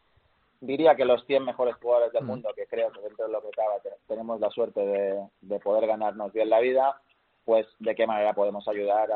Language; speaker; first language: Spanish; native; Spanish